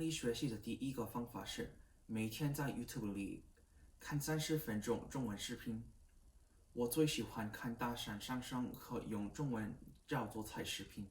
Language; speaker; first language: Chinese; non-native, learner; Korean